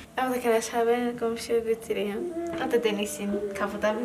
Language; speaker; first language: Turkish; non-native, learner; Indonesian